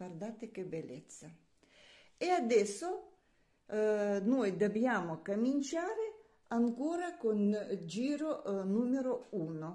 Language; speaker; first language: Italian; non-native, learner; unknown